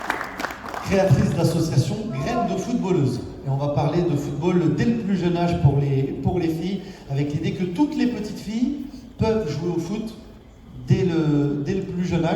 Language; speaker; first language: French; native; French